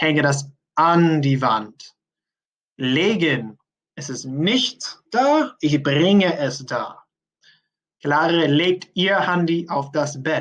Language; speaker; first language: German; non-native, fluent; English